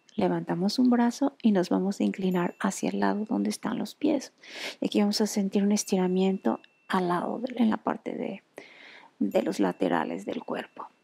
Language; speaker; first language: Spanish; native; Spanish